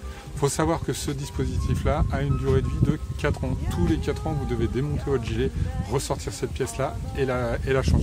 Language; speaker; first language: French; native; French